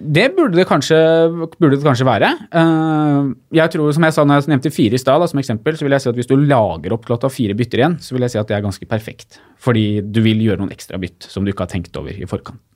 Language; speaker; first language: Norwegian; native; Norwegian